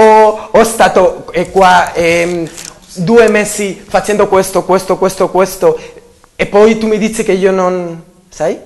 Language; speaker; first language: Italian; non-native, learner; Spanish